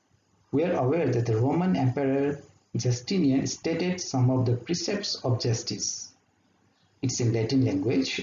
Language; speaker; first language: English; non-native, local second language; Assamese